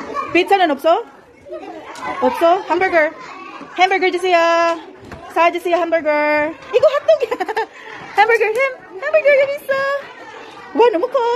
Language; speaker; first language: Korean; non-native, fluent; Filipino